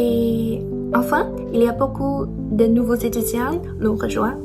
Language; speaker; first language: French; non-native, learner; Chinese